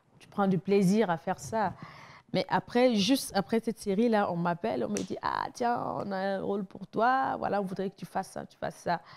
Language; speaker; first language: French; non-native, local second language; Mossi